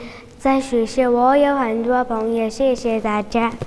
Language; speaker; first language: Chinese; non-native, learner; Mongolian